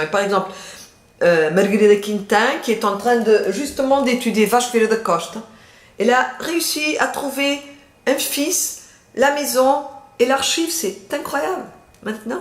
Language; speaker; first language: French; non-native, fluent; Portuguese